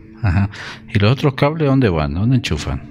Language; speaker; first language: Spanish; native; Spanish